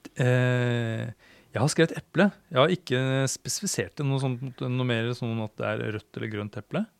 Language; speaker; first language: Norwegian; native; Norwegian